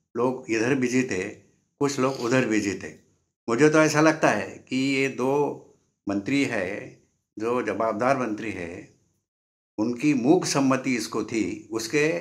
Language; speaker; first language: Hindi; non-native, local second language; Marathi